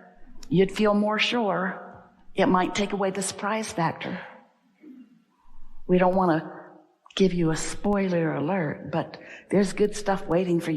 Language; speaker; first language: English; native; English